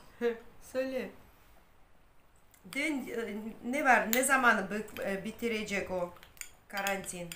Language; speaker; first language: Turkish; non-native, learner; Russian